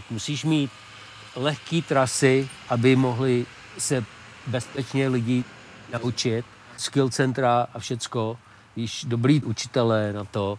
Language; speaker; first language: Czech; early bilingual, heritage; Czech